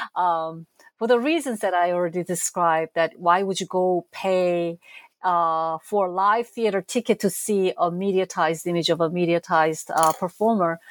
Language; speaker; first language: English; non-native, fluent; Korean